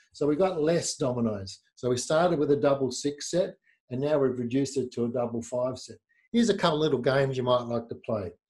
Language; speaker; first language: English; native; English